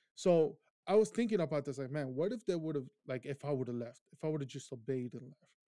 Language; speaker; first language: English; early bilingual, other home language; Spanish